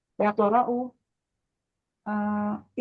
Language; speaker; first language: Arabic; non-native, learner; Indonesian